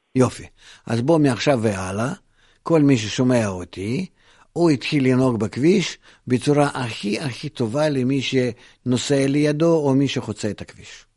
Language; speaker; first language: Hebrew; non-native, fluent; Russian